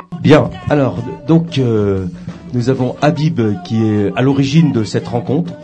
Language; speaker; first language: French; native; French